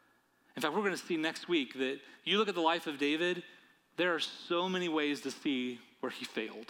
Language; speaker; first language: English; native; English